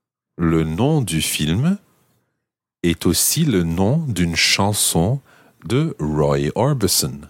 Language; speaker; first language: French; non-native, fluent; English